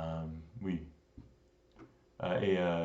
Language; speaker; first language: French; non-native, learner; English